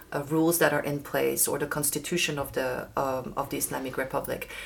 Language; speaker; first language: English; non-native, fluent; Persian